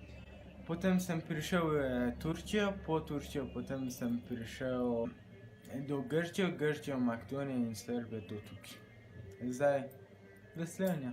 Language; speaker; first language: Slovenian; non-native, learner; Persian